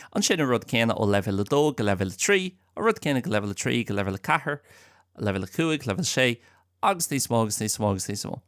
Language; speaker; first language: Irish; non-native, local second language; English